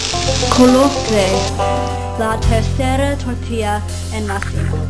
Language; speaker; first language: Spanish; non-native, learner; English